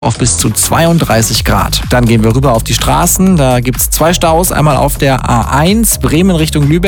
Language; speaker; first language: German; native; German